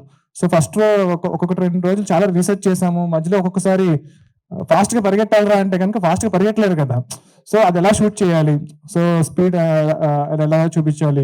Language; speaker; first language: Telugu; native; Telugu